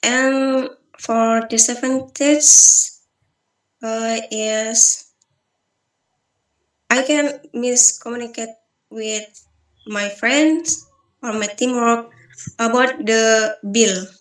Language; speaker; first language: English; non-native, learner; Balinese